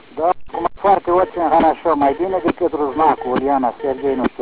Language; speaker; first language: Russian; non-native, local second language; Romanian